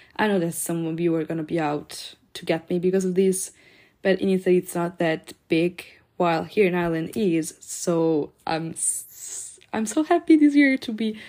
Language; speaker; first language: English; non-native, fluent; Italian